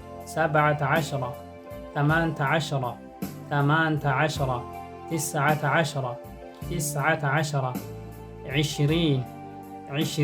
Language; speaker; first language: Arabic; non-native, fluent; Oromo